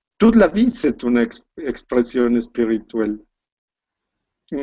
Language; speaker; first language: French; non-native, learner; Spanish